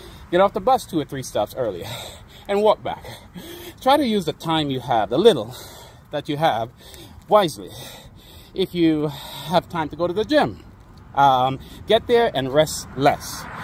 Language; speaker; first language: English; native; English